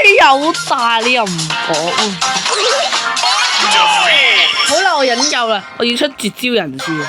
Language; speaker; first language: Chinese; early bilingual, heritage; Cantonese